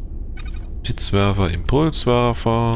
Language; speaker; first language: German; native; German